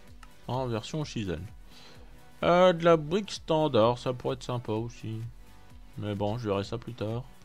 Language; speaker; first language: French; native; French